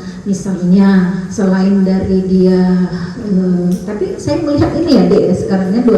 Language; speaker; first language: Indonesian; native; Indonesian